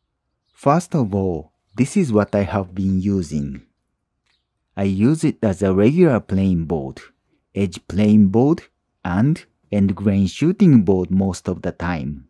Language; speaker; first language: English; non-native, fluent; Japanese